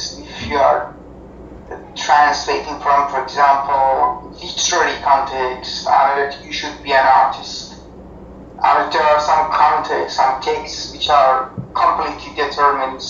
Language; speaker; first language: English; non-native, fluent; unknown